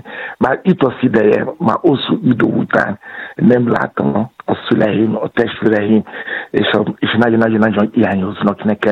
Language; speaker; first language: Hungarian; non-native, fluent; Yoruba